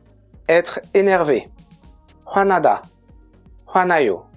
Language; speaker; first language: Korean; non-native, fluent; French